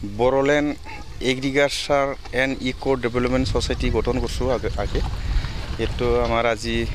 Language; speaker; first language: Assamese; non-native, local second language; Bodo